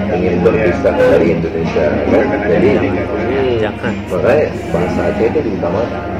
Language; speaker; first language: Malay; non-native, local second language; Achinese